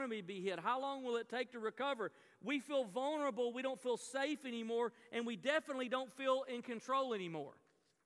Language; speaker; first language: English; native; English